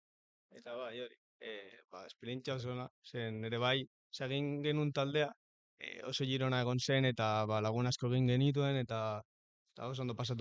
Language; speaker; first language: Basque; non-native, local second language; Spanish